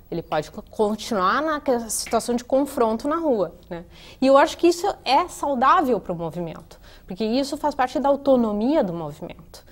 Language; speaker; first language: Portuguese; native; Portuguese